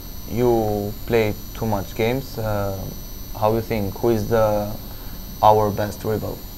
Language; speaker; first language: English; non-native, learner; Albanian